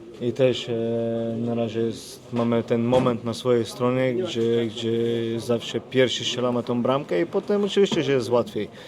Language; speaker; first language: Polish; non-native, fluent; Slovenian